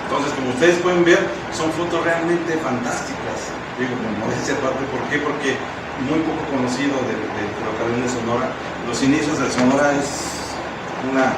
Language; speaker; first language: Spanish; native; Spanish